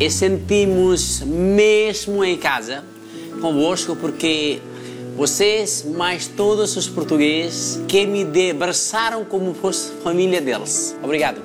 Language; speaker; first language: Portuguese; non-native, fluent; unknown